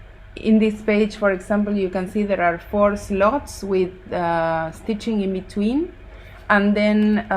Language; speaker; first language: English; non-native, fluent; Spanish